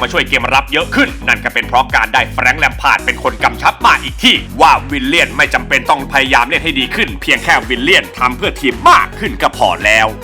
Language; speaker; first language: Thai; native; Thai